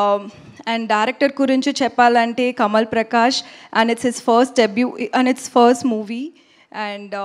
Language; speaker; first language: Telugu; non-native, learner; Tamil